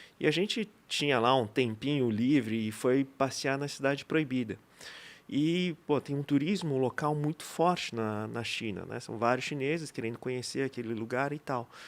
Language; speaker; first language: Portuguese; native; Portuguese